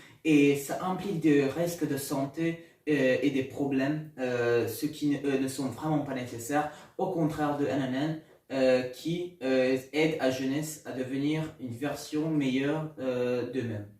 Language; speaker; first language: French; non-native, learner; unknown